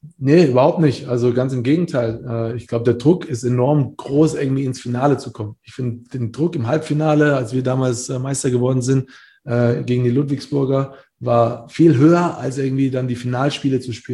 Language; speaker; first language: German; native; German